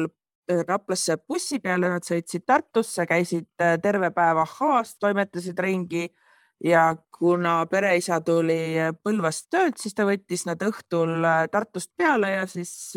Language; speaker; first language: Estonian; native; Estonian